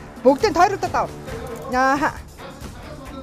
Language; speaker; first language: Mongolian; native; Mongolian